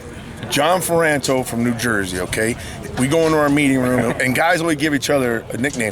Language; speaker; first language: English; native; English